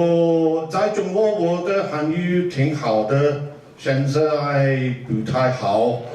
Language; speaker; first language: Chinese; non-native, learner; English